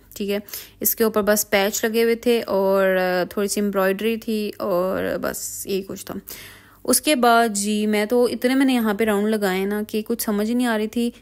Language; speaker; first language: Urdu; non-native, local second language; Punjabi